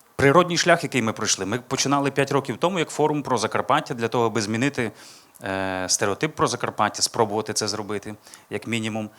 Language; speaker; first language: Ukrainian; native; Ukrainian